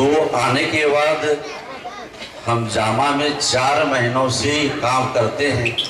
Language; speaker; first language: Hindi; native; Hindi